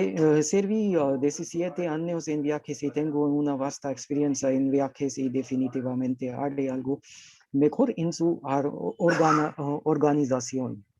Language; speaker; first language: Spanish; non-native, learner; Hindi